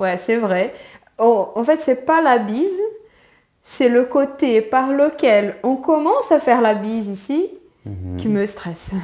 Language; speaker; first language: French; non-native, fluent; Portuguese